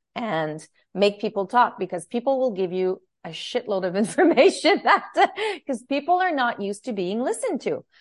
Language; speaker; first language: English; native; English